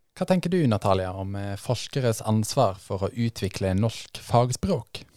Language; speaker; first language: Norwegian; native; Norwegian